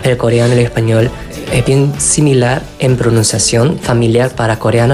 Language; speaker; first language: Spanish; non-native, fluent; Korean